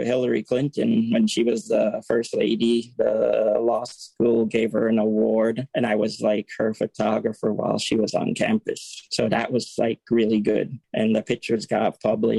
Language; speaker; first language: English; native; English